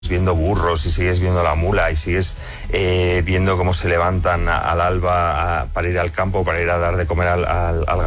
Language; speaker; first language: Spanish; native; Spanish